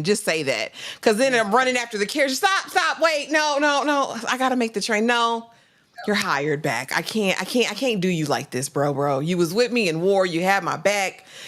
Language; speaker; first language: English; native; English